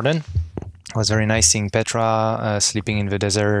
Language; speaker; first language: English; non-native, fluent; French